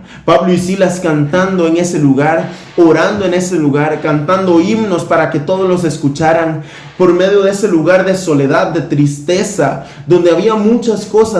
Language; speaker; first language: Spanish; native; Spanish